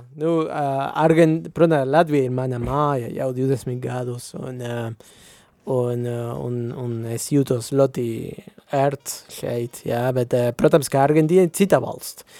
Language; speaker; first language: Latvian; non-native, fluent; Spanish